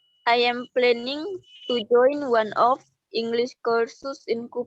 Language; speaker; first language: English; non-native, learner; Indonesian